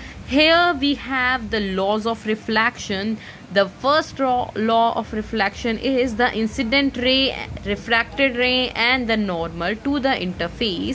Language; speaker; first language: English; non-native, local second language; Hindi